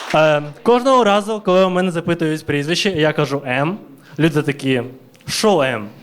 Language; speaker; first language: Ukrainian; early bilingual, other home language; Russian